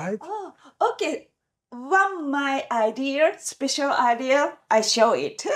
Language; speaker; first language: English; non-native, learner; Japanese